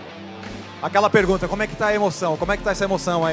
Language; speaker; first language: Portuguese; native; Portuguese